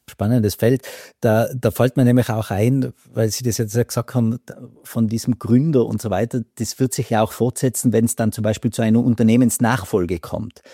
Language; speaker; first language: German; native; German